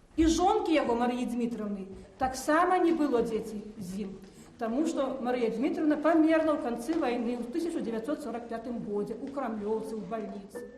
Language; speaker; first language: Belarusian; native; Belarusian